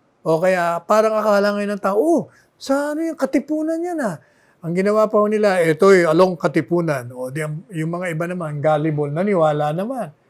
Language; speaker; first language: Filipino; non-native, local second language; Bikol